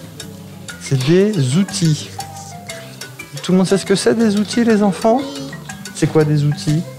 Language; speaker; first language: French; native; French